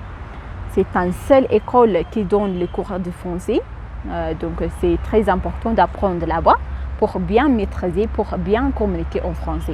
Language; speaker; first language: French; non-native, fluent; Amharic